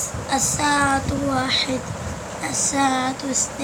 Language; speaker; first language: Arabic; non-native, learner; Urdu